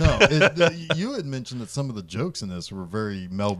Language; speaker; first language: English; native; English